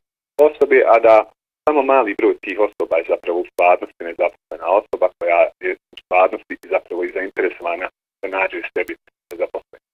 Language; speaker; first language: Bosnian; native; Bosnian